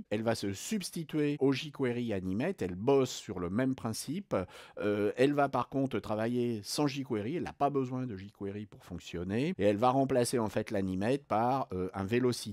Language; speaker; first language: French; native; French